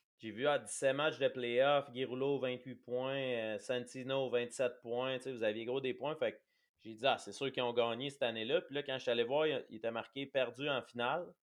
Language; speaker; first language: French; native; French